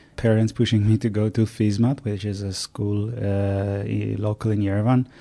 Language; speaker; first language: English; non-native, fluent; Armenian